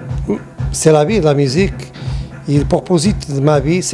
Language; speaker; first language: French; non-native, learner; Portuguese